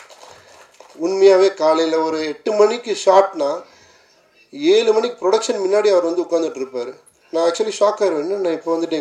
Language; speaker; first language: Tamil; native; Tamil